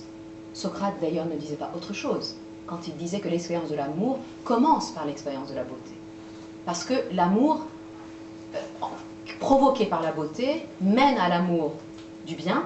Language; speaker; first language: French; native; French